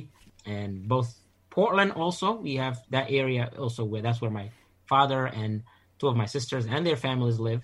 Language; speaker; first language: English; non-native, fluent; Somali